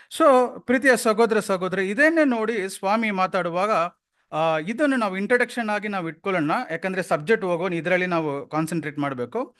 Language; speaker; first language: Kannada; non-native, local second language; Tamil